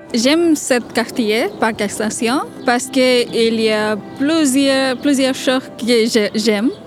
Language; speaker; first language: French; non-native, learner; Bangla